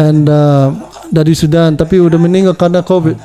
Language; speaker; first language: Indonesian; early bilingual, heritage; English